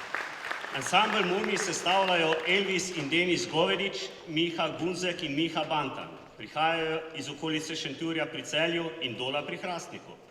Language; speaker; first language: Slovenian; native; Slovenian